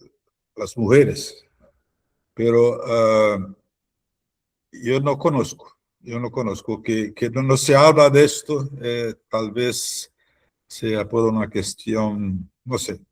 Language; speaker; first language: Spanish; non-native, fluent; Portuguese